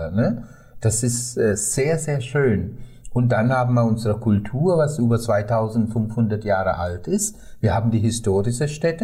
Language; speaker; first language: German; non-native, fluent; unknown